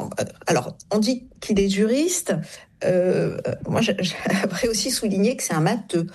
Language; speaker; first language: French; native; French